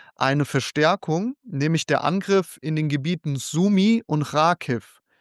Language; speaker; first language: German; native; German